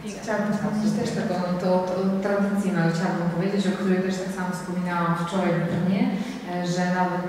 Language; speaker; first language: Polish; non-native, fluent; Georgian